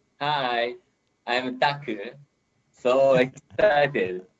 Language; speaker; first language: English; non-native, learner; Japanese